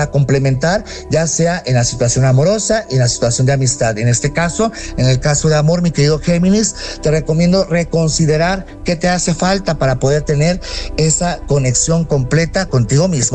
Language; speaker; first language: Spanish; native; Spanish